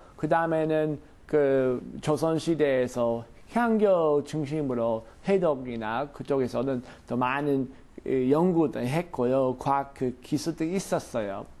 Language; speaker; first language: Korean; non-native, fluent; English